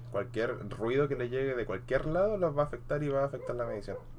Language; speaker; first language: Spanish; native; Spanish